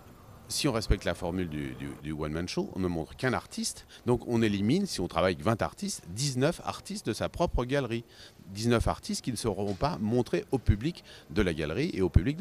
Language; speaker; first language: French; native; French